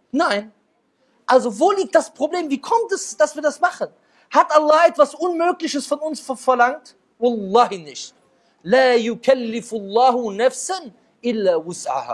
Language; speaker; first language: German; native; German